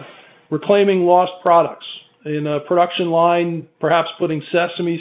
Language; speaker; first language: English; native; English